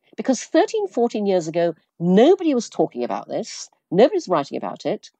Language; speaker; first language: English; early bilingual, other home language; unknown